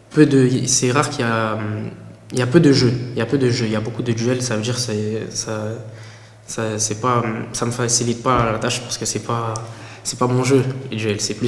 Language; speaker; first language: French; early bilingual, other home language; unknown